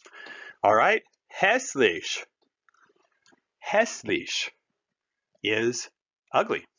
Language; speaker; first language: German; non-native, fluent; English